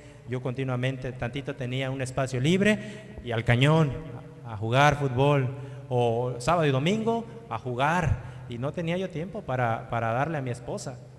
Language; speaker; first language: Spanish; native; Spanish